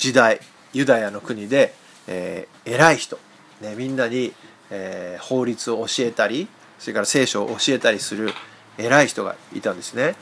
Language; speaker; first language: Japanese; native; Japanese